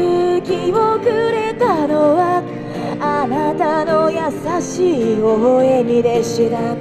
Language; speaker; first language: Japanese; native; Japanese